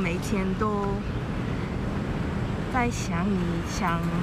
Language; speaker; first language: Chinese; non-native, learner; Dutch